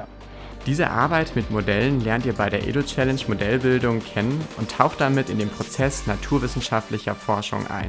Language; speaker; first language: German; native; German